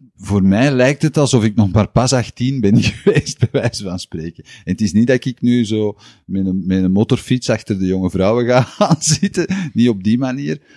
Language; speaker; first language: Dutch; native; Dutch